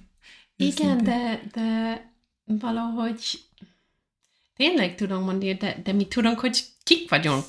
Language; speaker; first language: Hungarian; non-native, learner; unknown